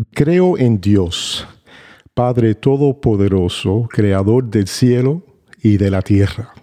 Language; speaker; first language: Spanish; early bilingual, heritage; Spanish